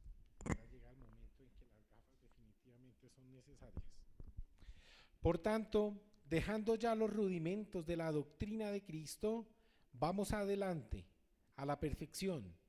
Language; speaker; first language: Spanish; native; Spanish